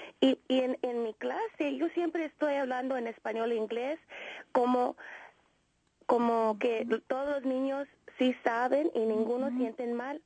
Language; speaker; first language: Spanish; early bilingual, heritage; Spanish